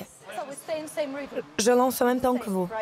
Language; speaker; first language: French; non-native, fluent; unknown